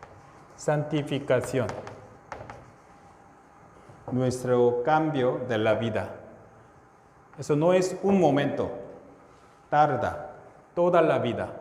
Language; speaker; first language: Spanish; non-native, fluent; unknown